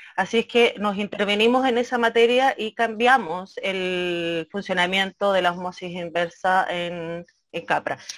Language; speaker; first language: Spanish; native; Spanish